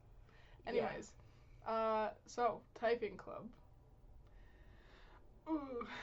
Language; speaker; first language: English; native; English